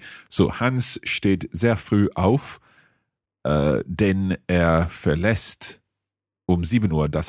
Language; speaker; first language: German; non-native, learner; English